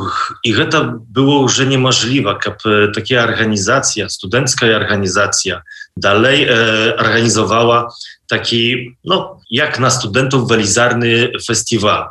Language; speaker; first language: Belarusian; non-native, local second language; Polish